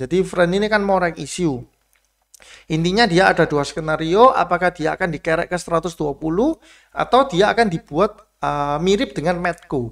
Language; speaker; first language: Indonesian; native; Indonesian